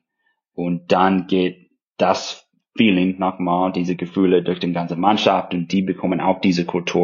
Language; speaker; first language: German; non-native, fluent; English